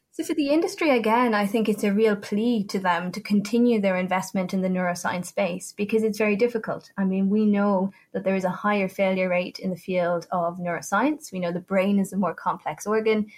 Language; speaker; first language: English; non-native, fluent; Italian